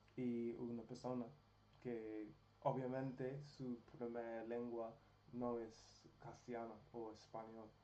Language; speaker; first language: Spanish; non-native, learner; English